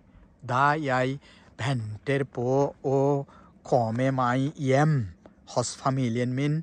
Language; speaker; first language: Norwegian; non-native, fluent; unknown